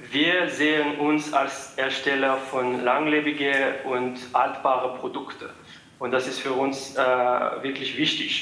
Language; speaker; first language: German; non-native, fluent; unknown